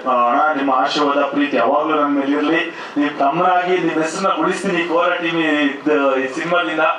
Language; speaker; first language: Kannada; native; Kannada